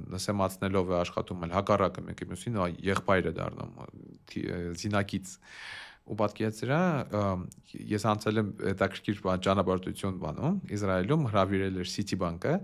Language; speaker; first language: Armenian; early bilingual, heritage; Armenian